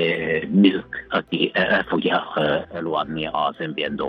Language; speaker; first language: Hungarian; non-native, fluent; Italian